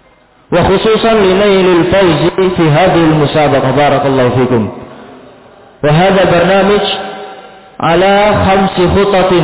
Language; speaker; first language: Arabic; non-native, fluent; Indonesian